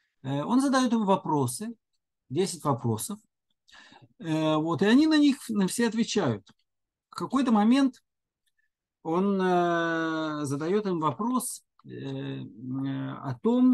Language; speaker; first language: Russian; native; Russian